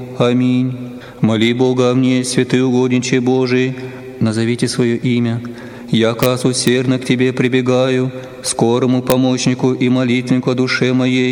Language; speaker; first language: Russian; native; Russian